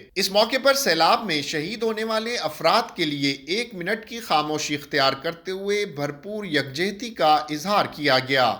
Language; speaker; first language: Urdu; native; Urdu